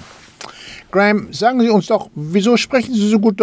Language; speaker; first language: German; native; German